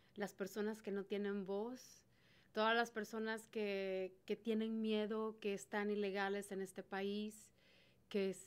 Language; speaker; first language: Spanish; native; Spanish